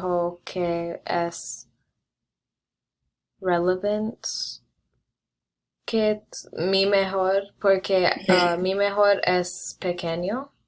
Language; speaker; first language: Spanish; non-native, learner; English